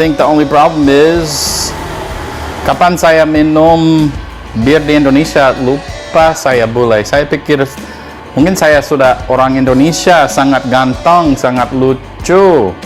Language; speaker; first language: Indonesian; non-native, learner; English